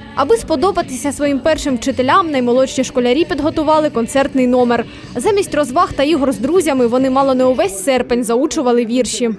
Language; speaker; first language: Ukrainian; native; Ukrainian